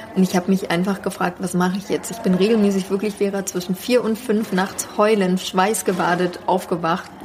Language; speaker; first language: German; native; German